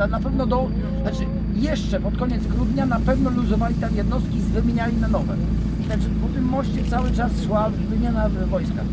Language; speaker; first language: Polish; native; Polish